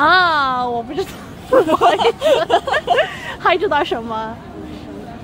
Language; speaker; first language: Chinese; non-native, learner; Turkish